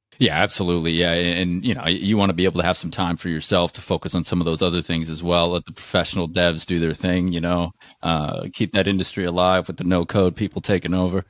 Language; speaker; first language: English; native; English